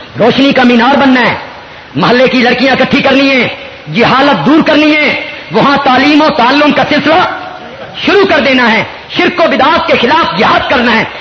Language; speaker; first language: Urdu; non-native, local second language; Punjabi